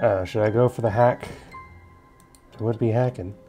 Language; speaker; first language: English; native; English